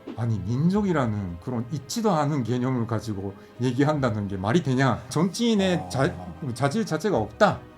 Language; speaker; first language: Korean; non-native, fluent; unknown